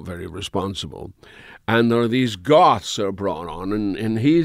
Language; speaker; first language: English; native; English